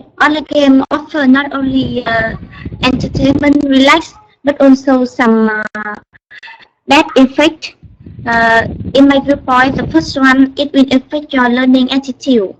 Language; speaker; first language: English; non-native, learner; Vietnamese